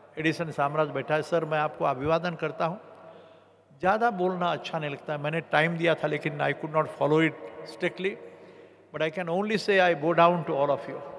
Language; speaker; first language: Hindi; non-native, local second language; Marathi